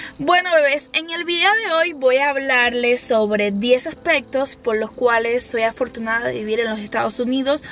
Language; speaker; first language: Spanish; native; Spanish